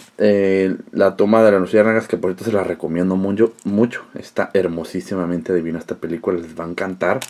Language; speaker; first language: Spanish; early bilingual, heritage; Spanish